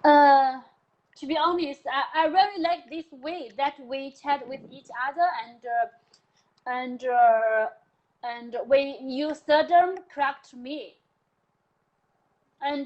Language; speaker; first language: English; non-native, learner; Chinese